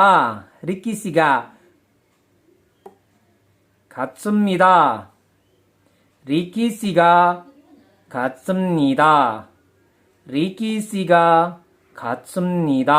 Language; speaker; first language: Korean; non-native, fluent; Indonesian